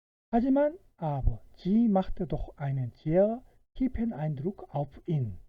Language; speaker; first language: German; non-native, fluent; Korean